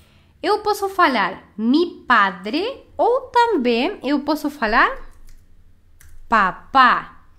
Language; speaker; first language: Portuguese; non-native, fluent; Spanish